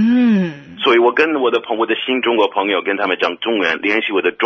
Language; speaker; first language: Chinese; non-native, fluent; English